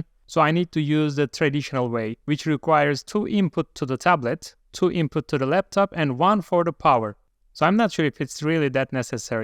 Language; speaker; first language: English; non-native, fluent; Turkish